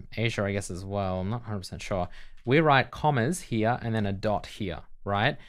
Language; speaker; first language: English; native; English